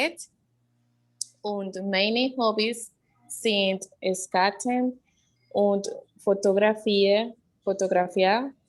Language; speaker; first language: German; non-native, learner; Spanish